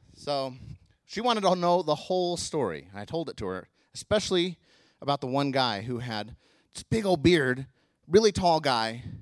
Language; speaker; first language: English; native; English